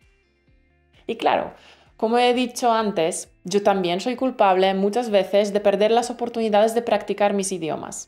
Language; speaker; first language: Spanish; native; Spanish